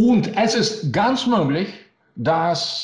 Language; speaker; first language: German; non-native, learner; Russian